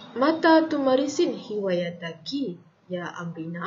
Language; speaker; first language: Arabic; non-native, learner; Malay